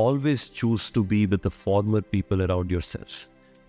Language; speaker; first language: English; non-native, local second language; Hindi